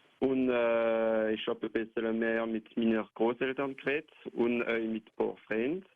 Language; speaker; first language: German; non-native, local second language; French